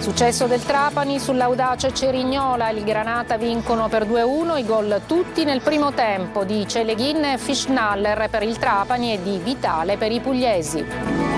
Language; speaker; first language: Italian; native; Italian